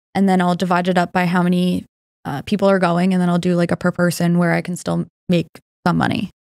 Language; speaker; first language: English; native; English